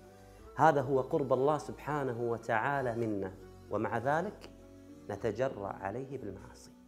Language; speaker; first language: Arabic; native; Arabic